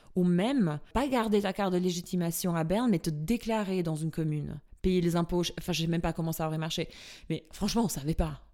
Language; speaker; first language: French; non-native, fluent; Albanian